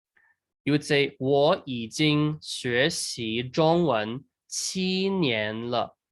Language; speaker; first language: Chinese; non-native, fluent; English